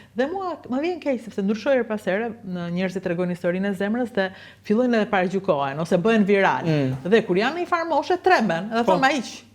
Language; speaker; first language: Albanian; native; Albanian